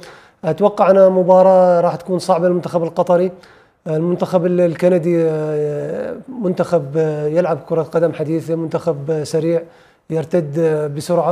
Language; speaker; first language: Arabic; native; Arabic